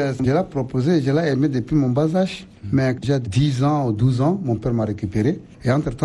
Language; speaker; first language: French; non-native, local second language; Arabic